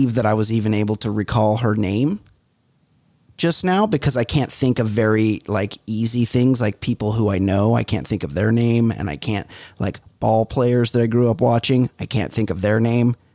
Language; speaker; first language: English; native; English